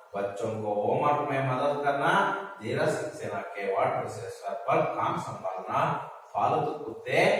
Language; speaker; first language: Hindi; non-native, local second language; Kannada